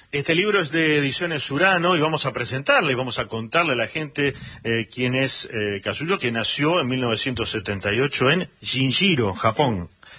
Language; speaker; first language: Spanish; native; Spanish